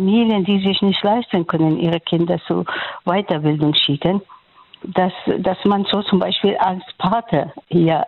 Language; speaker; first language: German; non-native, fluent; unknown